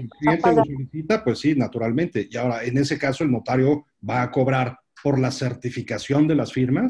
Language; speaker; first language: Spanish; native; Spanish